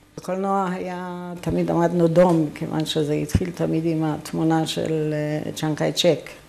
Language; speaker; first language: Hebrew; non-native, fluent; German